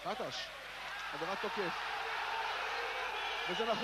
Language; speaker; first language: Hebrew; native; Hebrew